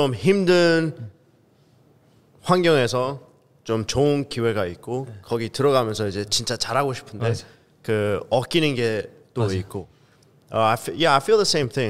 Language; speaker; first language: Korean; early bilingual, heritage; Korean